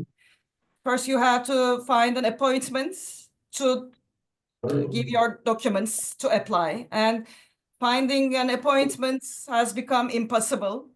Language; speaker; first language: English; non-native, fluent; Turkish